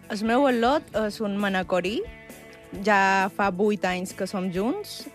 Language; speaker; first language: Catalan; early bilingual, other home language; Spanish